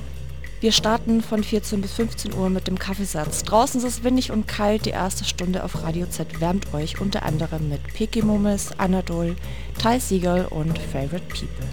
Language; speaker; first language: German; native; German